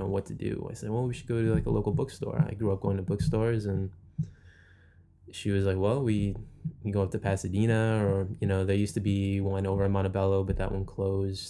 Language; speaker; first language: English; native; English